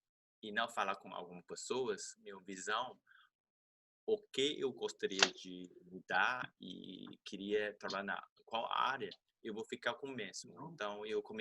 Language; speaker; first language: Portuguese; non-native, fluent; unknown